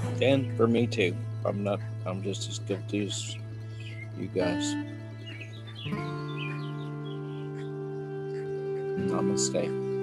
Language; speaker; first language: English; native; English